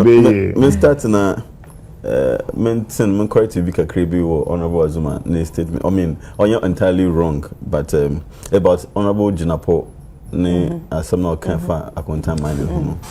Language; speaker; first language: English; non-native, local second language; Akan